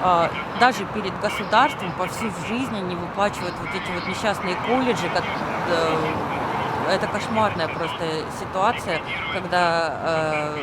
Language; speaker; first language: Russian; native; Russian